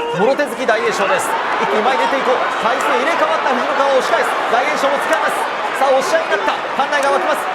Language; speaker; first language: Japanese; native; Japanese